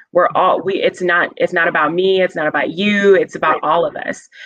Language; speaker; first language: English; native; English